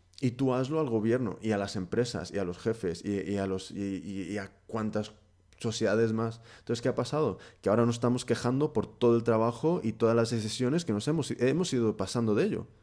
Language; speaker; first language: Spanish; early bilingual, heritage; Spanish